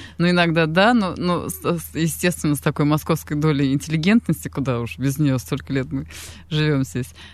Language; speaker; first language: Russian; non-native, local second language; Armenian